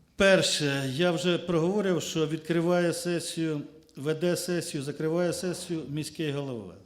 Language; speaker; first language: Ukrainian; native; Ukrainian